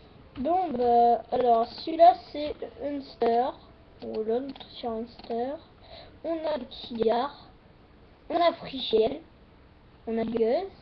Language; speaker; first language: French; native; French